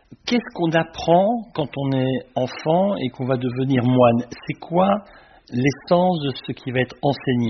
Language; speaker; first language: French; native; French